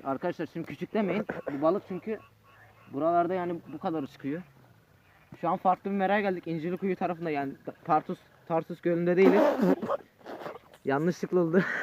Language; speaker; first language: Turkish; native; Turkish